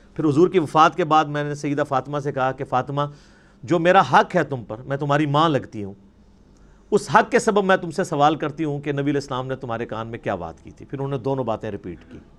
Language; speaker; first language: Urdu; non-native, local second language; Punjabi